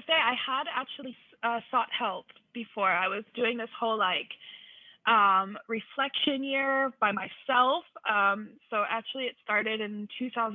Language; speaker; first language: English; native; English